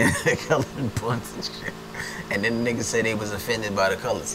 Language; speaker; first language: English; native; English